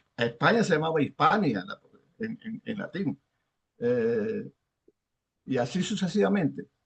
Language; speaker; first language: Spanish; native; Spanish